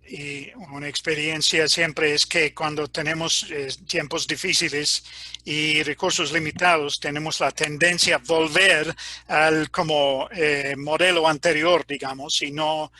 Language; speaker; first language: Spanish; non-native, fluent; English